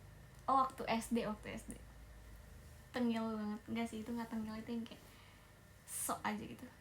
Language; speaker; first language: Indonesian; native; Indonesian